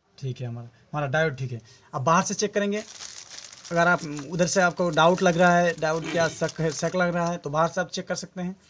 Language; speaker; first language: Hindi; non-native, local second language; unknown